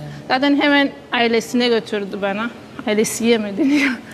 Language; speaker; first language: Turkish; non-native, fluent; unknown